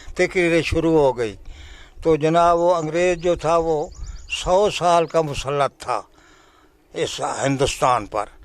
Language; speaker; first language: Urdu; non-native, local second language; Punjabi